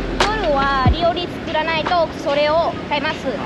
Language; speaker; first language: Japanese; non-native, learner; Vietnamese